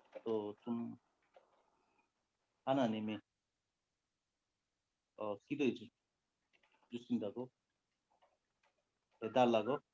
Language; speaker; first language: Korean; non-native, learner; Nepali